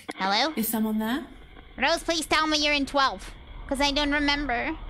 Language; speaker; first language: English; non-native, fluent; German